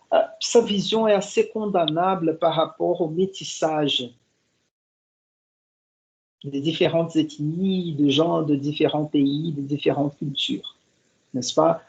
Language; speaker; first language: French; non-native, fluent; Portuguese